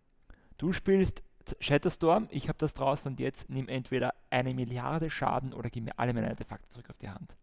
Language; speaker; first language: German; native; German